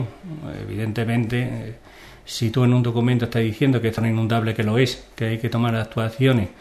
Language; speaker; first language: Spanish; native; Spanish